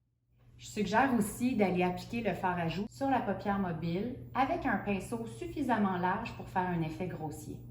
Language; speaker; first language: French; native; French